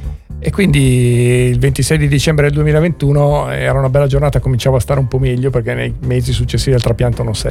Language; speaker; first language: Italian; native; Italian